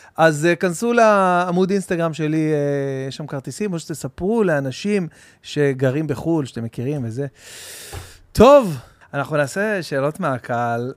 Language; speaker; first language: Hebrew; native; Hebrew